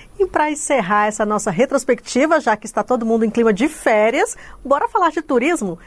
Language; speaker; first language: Portuguese; native; Portuguese